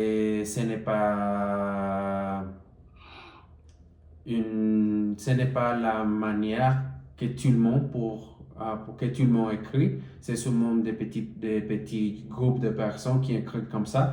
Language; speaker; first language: French; non-native, learner; Spanish